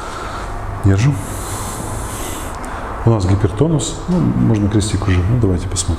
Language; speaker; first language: Russian; native; Russian